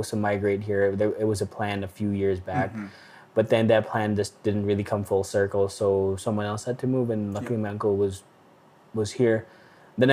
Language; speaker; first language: English; non-native, local second language; Filipino